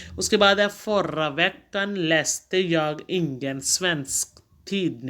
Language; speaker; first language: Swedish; non-native, fluent; Urdu